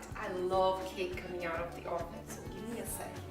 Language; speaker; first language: English; non-native, fluent; Portuguese